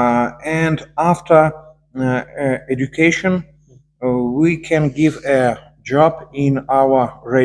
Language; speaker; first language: English; non-native, learner; Russian